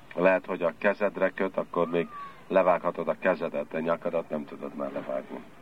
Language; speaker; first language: Hungarian; early bilingual, heritage; Hungarian